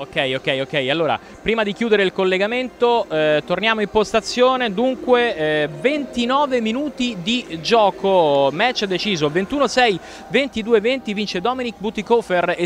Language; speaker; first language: Italian; native; Italian